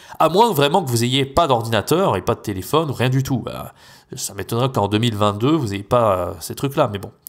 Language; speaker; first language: French; native; French